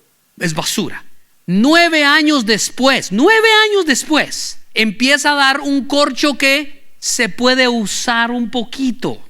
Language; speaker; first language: Spanish; native; Spanish